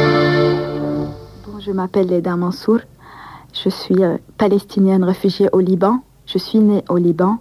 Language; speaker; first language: French; non-native, local second language; Arabic